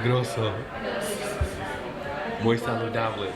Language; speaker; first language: Spanish; non-native, learner; English